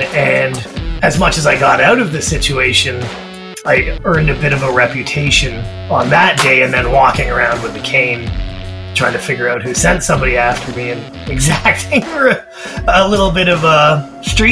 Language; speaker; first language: English; native; English